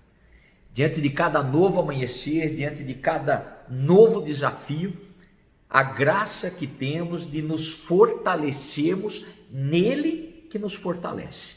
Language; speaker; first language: Portuguese; native; Portuguese